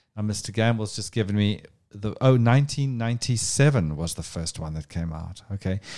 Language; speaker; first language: English; native; English